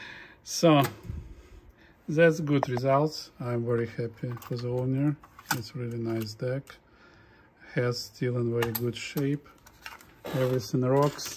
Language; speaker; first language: English; non-native, fluent; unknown